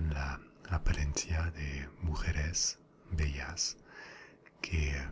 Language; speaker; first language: Spanish; non-native, fluent; French